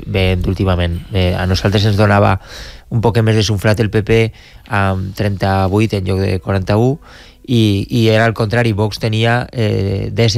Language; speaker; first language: Catalan; native; Catalan